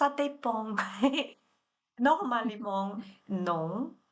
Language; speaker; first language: French; non-native, learner; Chinese